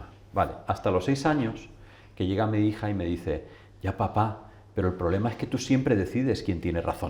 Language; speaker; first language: Spanish; native; Spanish